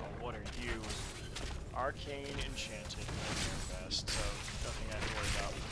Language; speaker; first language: English; native; English